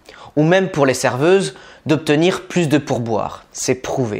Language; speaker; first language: French; native; French